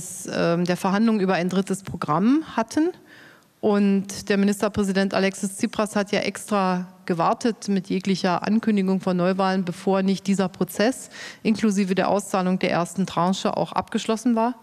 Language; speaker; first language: German; native; German